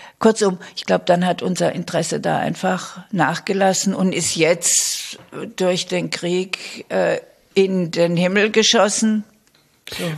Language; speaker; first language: German; native; German